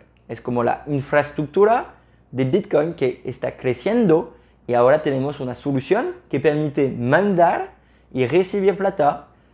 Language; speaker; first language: Spanish; non-native, fluent; French